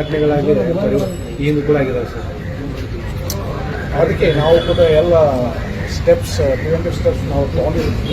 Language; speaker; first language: Kannada; non-native, fluent; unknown